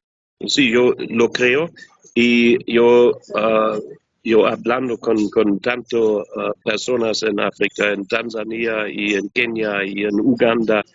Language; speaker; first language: Spanish; non-native, learner; German